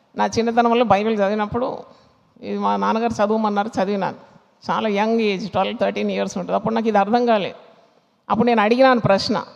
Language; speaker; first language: Telugu; non-native, fluent; Malayalam